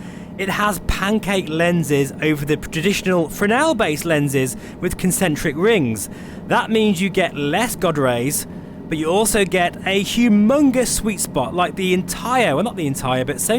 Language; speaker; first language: English; native; English